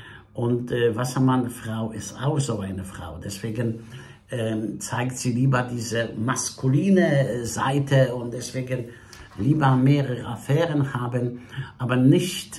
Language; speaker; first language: German; non-native, fluent; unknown